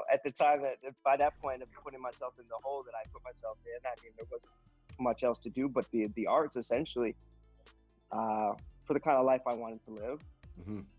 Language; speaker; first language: English; native; English